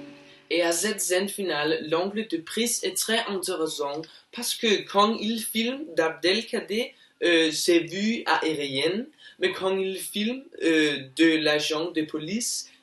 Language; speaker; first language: French; non-native, learner; Norwegian